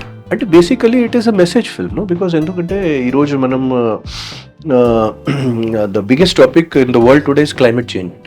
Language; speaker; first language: Telugu; non-native, fluent; Hindi